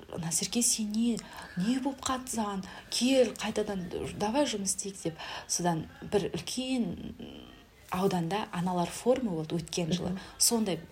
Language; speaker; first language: Kazakh; native; Kazakh